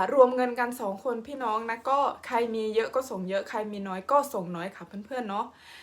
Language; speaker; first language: Thai; non-native, local second language; Khmer